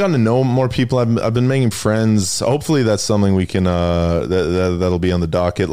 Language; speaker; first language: English; native; English